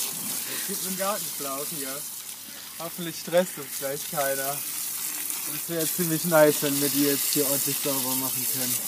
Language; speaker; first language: German; native; German